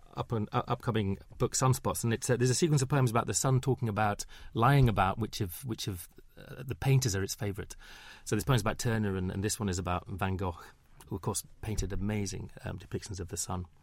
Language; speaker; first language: English; native; English